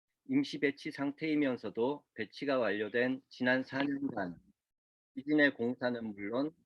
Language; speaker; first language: Korean; native; Korean